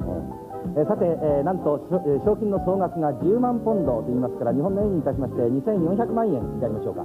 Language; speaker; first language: Japanese; native; Japanese